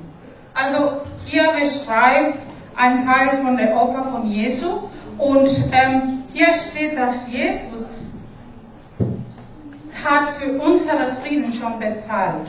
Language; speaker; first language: German; non-native, fluent; Spanish